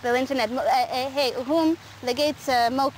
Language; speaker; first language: Arabic; non-native, learner; English